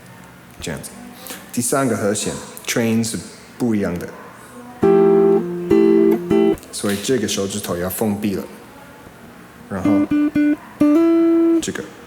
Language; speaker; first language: Chinese; non-native, fluent; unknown